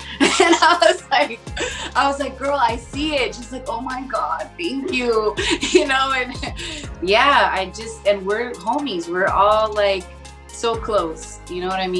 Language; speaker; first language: English; early bilingual, other home language; Spanish